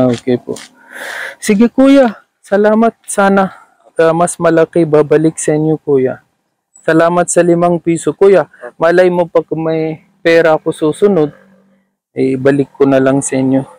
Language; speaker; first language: Filipino; non-native, learner; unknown